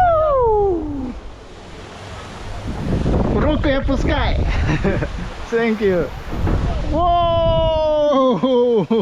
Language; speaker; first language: English; non-native, learner; Indonesian